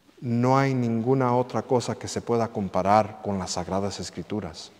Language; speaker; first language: Spanish; early bilingual, heritage; English